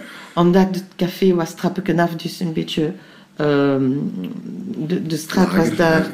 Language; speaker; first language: Dutch; non-native, local second language; French